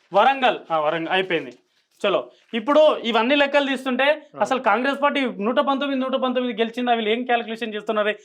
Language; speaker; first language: Telugu; non-native, local second language; Lambadi